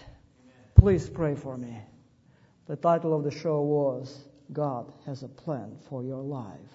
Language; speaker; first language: English; non-native, fluent; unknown